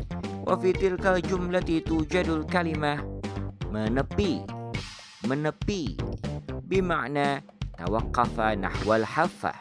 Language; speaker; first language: Arabic; non-native, fluent; Indonesian